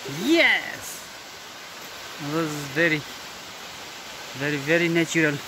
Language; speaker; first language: English; non-native, learner; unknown